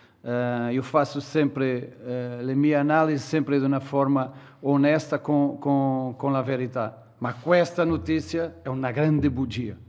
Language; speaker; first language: Italian; non-native, learner; Portuguese